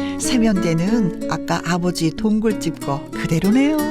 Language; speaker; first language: Korean; native; Korean